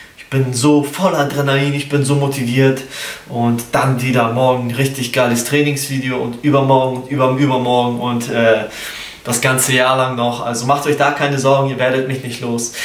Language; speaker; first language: German; early bilingual, other home language; Polish